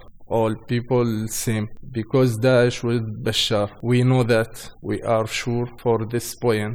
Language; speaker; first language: English; non-native, learner; Arabic